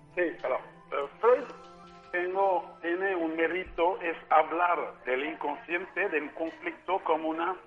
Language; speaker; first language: Spanish; non-native, fluent; French